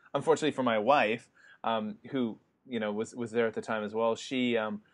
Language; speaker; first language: English; native; English